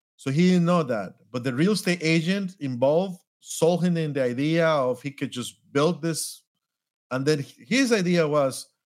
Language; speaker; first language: English; non-native, fluent; Spanish